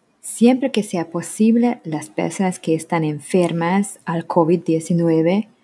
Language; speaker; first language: Spanish; non-native, learner; Hungarian